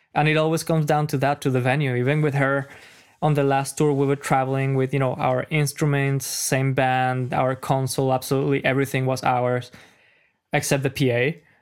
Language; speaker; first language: English; non-native, fluent; Spanish